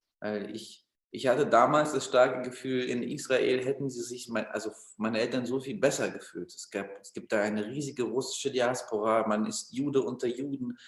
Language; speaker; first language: German; early bilingual, other home language; Russian